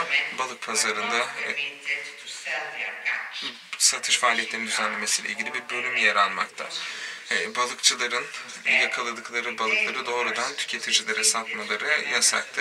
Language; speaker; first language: Turkish; native; Turkish